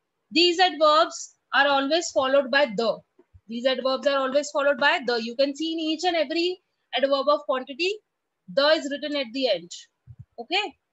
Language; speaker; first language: English; non-native, local second language; Hindi